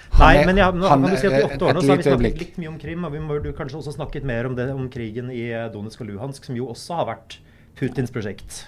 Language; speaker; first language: Norwegian; native; Norwegian